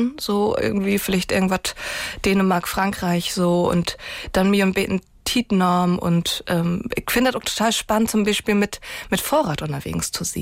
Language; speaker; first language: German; native; German